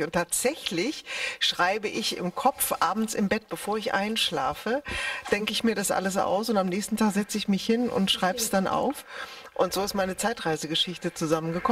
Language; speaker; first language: German; native; German